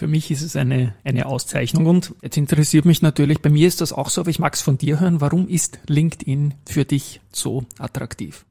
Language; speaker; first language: German; native; German